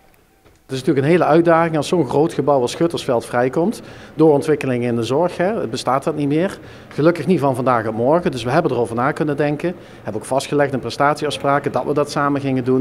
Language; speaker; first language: Dutch; native; Dutch